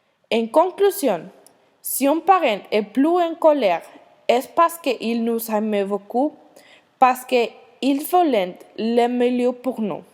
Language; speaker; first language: French; non-native, learner; Spanish